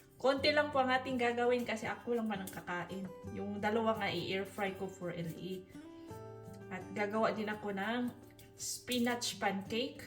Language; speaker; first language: Filipino; non-native, local second language; Cebuano